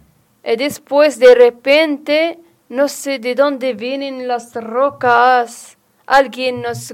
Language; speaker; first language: Spanish; non-native, learner; Arabic